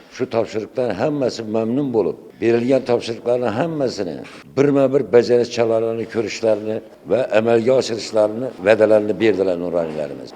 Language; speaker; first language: Uzbek; native; Uzbek